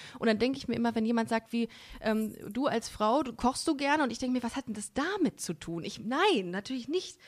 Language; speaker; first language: German; native; German